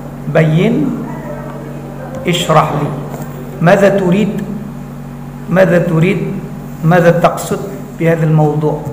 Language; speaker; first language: Arabic; non-native, fluent; Indonesian